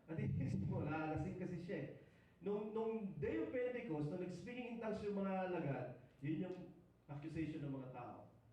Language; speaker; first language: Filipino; non-native, local second language; Iloko